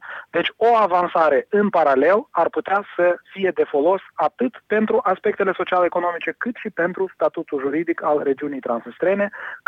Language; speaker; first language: Romanian; native; Romanian